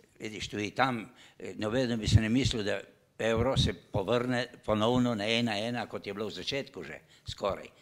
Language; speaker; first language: Slovenian; native; Slovenian